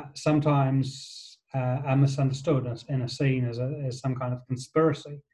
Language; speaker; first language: English; native; English